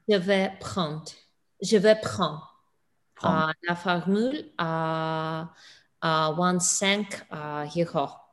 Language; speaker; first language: French; non-native, learner; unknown